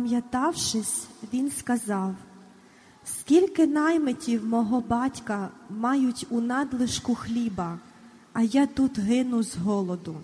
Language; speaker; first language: Ukrainian; native; Ukrainian